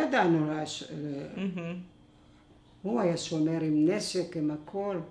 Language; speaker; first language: Hebrew; non-native, fluent; Arabic